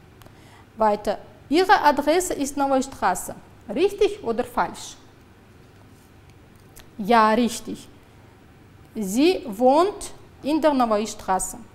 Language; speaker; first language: German; non-native, fluent; Uzbek